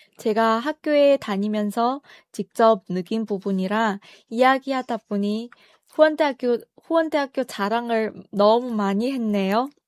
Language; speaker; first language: Korean; non-native, fluent; Chinese